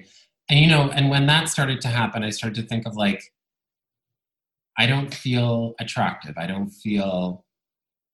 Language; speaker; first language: English; non-native, fluent; Italian